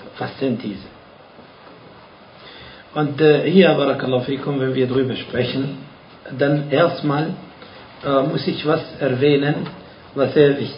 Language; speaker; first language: German; non-native, fluent; Arabic